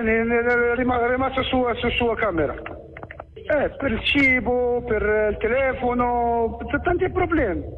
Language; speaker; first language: Italian; non-native, learner; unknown